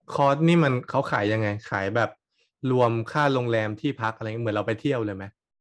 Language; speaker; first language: Thai; native; Thai